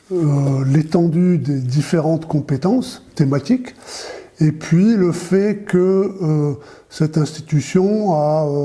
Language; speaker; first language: French; native; French